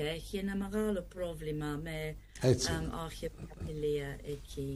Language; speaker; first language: Greek; non-native, learner; English